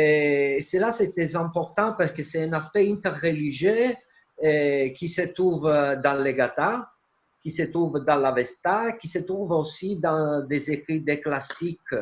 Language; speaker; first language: French; non-native, fluent; Italian